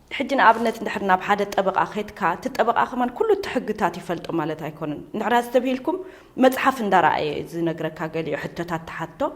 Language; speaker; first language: Tigrinya; early bilingual, heritage; Tigrinya